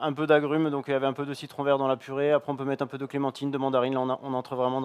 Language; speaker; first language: French; native; French